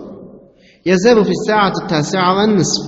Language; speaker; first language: Arabic; non-native, fluent; Uzbek